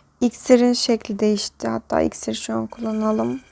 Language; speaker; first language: Turkish; native; Turkish